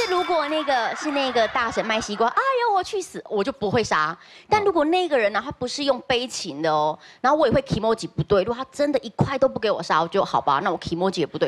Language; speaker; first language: Chinese; native; Chinese